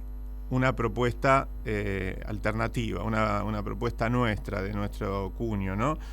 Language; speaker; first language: Spanish; native; Spanish